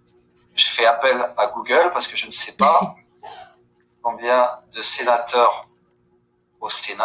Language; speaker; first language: French; native; French